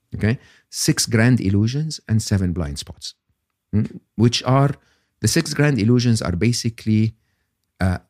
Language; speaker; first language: English; non-native, fluent; Arabic